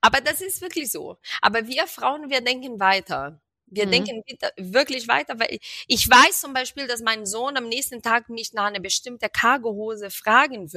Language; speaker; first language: German; non-native, fluent; Portuguese